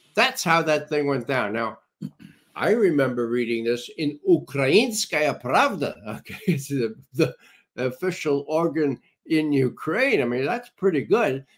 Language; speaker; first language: English; native; English